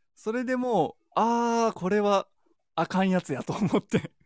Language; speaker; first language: Japanese; native; Japanese